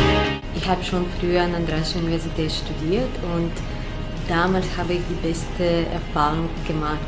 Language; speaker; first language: German; non-native, fluent; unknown